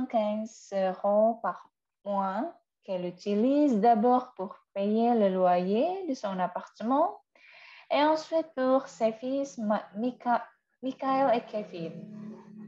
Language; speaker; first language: French; non-native, fluent; Indonesian